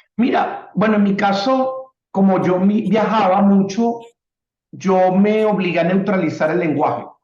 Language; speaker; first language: Spanish; native; Spanish